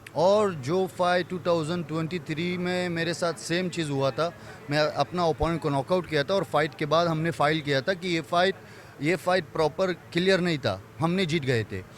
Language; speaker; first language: Hindi; non-native, fluent; Persian